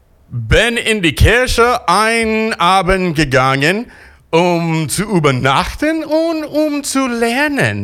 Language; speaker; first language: German; non-native, learner; English